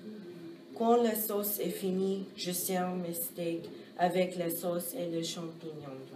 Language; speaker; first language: French; non-native, learner; English